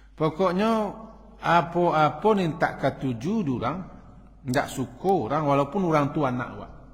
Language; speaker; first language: Malay; non-native, local second language; Minangkabau